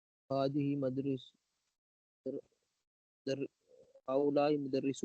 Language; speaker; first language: Arabic; non-native, learner; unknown